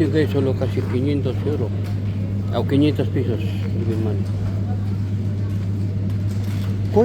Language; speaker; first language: Spanish; non-native, learner; Filipino